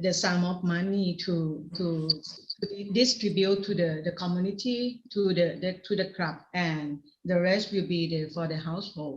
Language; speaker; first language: English; non-native, fluent; Thai